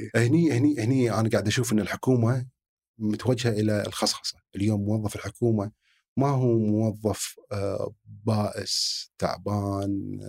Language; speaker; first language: Arabic; native; Arabic